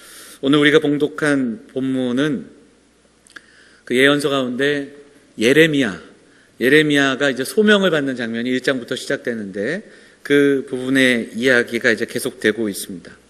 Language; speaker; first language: Korean; native; Korean